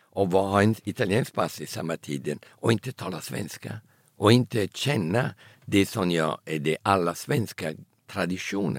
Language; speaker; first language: Swedish; early bilingual, heritage; Italian